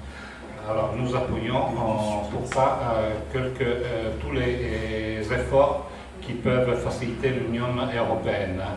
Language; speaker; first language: French; non-native, fluent; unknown